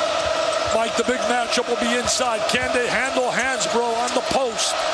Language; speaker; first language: English; native; English